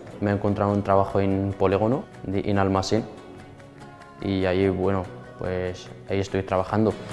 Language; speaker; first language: Spanish; non-native, fluent; Arabic